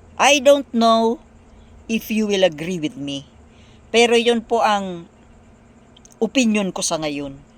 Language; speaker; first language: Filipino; non-native, local second language; Bikol